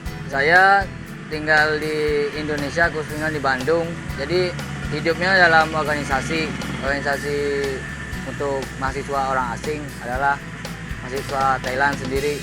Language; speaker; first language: Indonesian; non-native, learner; Thai